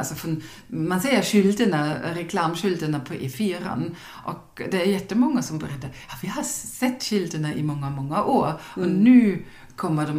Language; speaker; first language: Swedish; non-native, fluent; German